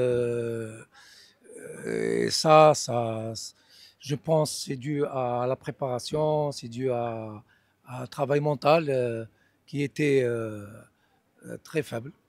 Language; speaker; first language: French; non-native, local second language; Arabic